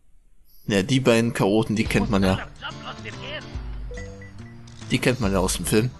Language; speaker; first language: German; native; German